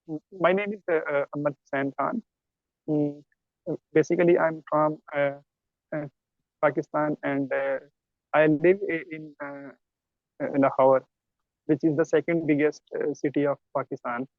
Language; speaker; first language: English; non-native, learner; Urdu